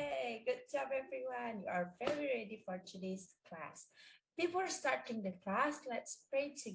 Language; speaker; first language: English; non-native, learner; Indonesian